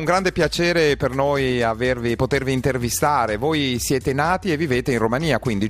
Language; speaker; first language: Italian; native; Italian